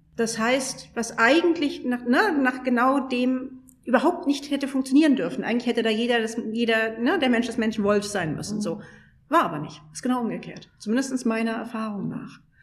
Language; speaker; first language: German; native; German